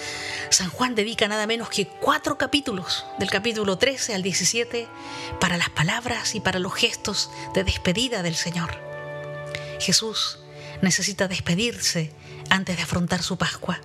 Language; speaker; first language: Spanish; native; Spanish